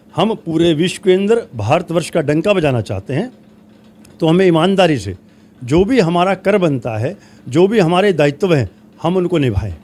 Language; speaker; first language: Hindi; native; Hindi